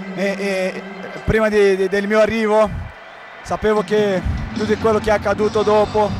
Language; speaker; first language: Italian; non-native, fluent; Portuguese